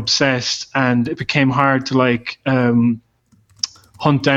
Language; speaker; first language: English; native; English